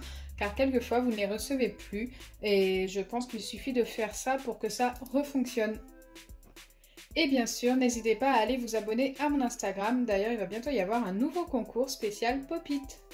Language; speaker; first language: French; native; French